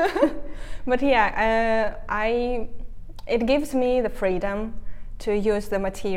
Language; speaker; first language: English; non-native, fluent; Russian